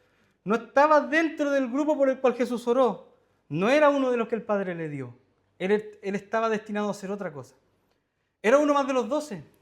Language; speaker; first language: Spanish; native; Spanish